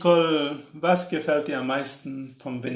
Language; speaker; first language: German; non-native, local second language; Plautdietsch